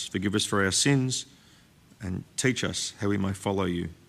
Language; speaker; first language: English; native; English